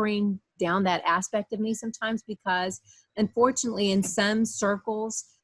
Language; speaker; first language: English; native; English